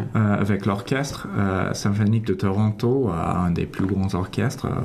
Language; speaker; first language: French; non-native, fluent; English